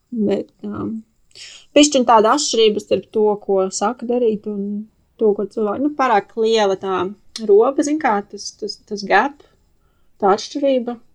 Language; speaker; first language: Latvian; non-native, local second language; Russian